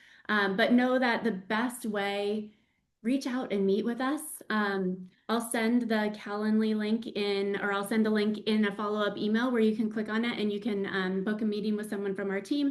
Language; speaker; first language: English; native; English